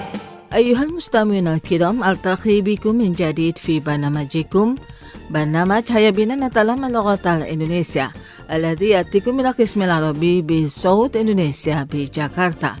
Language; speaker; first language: Arabic; non-native, fluent; Indonesian